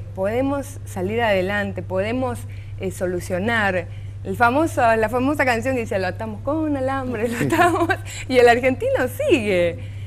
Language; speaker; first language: Spanish; non-native, local second language; German